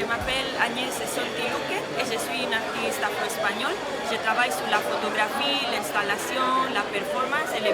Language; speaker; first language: French; non-native, fluent; Spanish